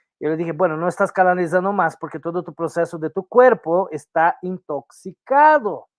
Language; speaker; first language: Spanish; non-native, fluent; Portuguese